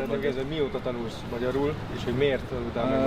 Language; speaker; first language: Hungarian; native; Hungarian